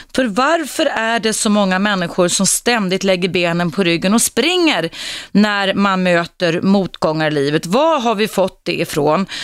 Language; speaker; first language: Swedish; native; Swedish